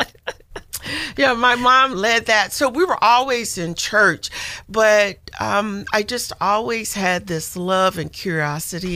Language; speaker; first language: English; native; English